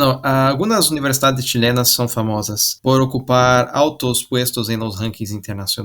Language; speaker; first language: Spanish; non-native, learner; Portuguese